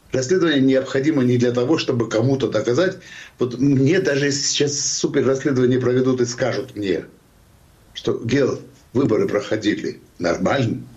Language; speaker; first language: Russian; non-native, local second language; Georgian